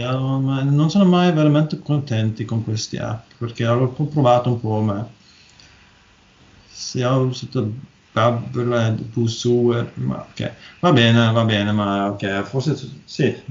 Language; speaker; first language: Italian; non-native, learner; Norwegian